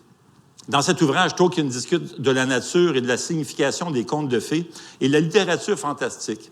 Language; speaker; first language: French; native; French